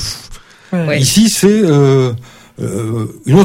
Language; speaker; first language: French; native; French